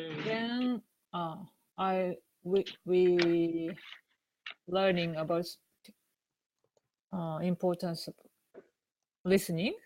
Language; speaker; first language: English; non-native, learner; Japanese